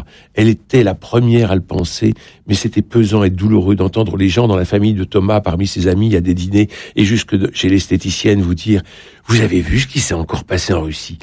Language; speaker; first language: French; native; French